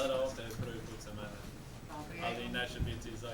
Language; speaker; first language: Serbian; non-native, learner; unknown